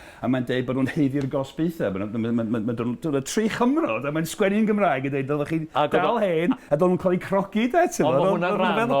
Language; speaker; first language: Welsh; non-native, fluent; English